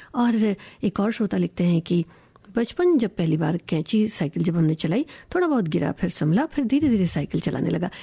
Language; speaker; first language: Hindi; native; Hindi